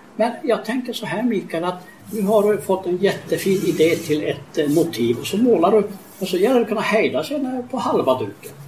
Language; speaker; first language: Swedish; native; Swedish